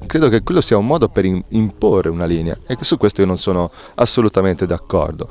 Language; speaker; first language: Italian; native; Italian